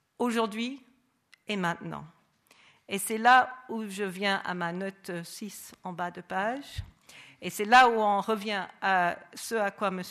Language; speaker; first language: French; non-native, fluent; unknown